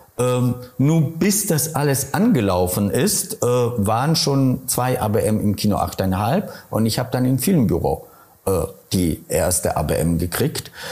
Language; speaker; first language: German; non-native, fluent; Polish